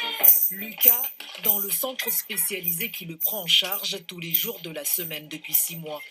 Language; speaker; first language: French; native; French